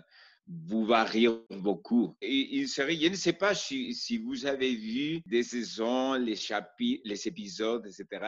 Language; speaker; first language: French; non-native, learner; Spanish